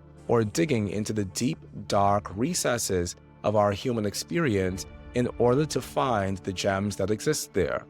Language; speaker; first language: English; native; English